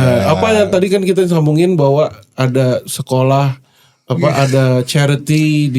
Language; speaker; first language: Indonesian; native; Indonesian